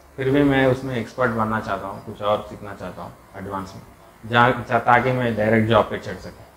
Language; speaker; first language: Hindi; non-native, local second language; Telugu